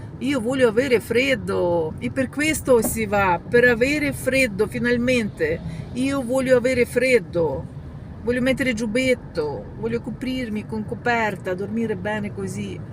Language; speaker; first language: Italian; non-native, fluent; Ukrainian